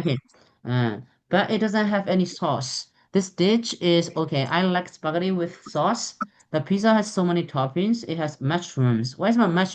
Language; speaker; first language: English; non-native, fluent; Burmese